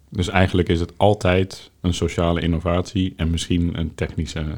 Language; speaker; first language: Dutch; native; Dutch